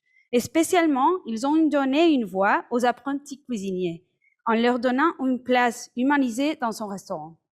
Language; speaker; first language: French; non-native, fluent; Spanish